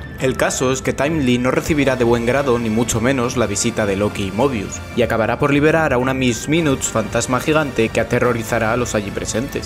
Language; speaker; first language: Spanish; native; Spanish